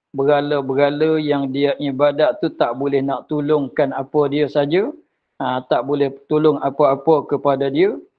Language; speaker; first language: Malay; native; Malay